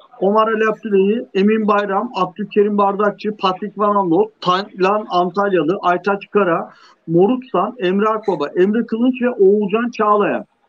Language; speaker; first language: Turkish; native; Turkish